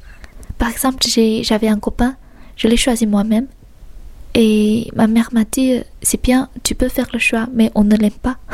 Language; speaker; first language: French; non-native, fluent; Chinese